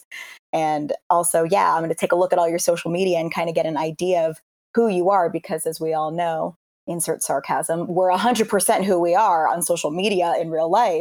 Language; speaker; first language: English; native; English